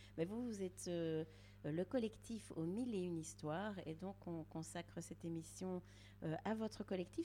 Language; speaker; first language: French; native; French